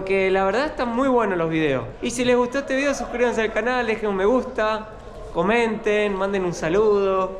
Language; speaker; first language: Spanish; native; Spanish